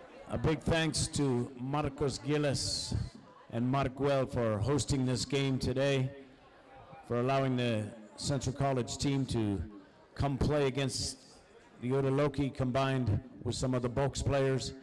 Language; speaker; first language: English; native; English